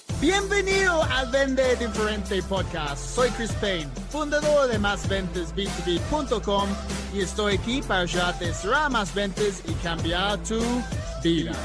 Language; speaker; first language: Spanish; non-native, fluent; English